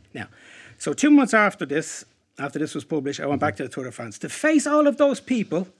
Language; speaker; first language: English; native; English